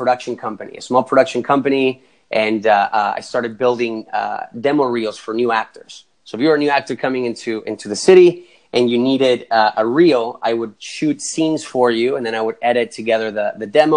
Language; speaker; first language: English; non-native, fluent; Spanish